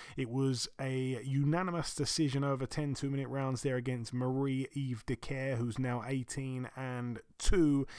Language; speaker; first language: English; native; English